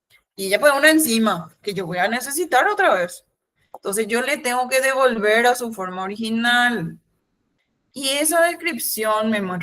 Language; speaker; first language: Spanish; native; Spanish